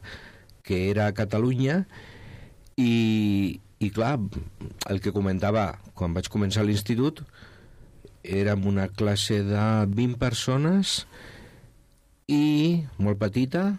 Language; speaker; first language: Catalan; non-native, local second language; Spanish